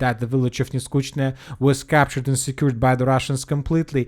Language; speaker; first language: English; non-native, fluent; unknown